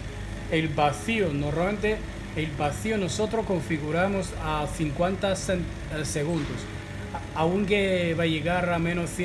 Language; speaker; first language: Spanish; non-native, fluent; Chinese